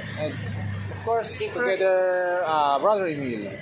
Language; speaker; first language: English; non-native, local second language; Filipino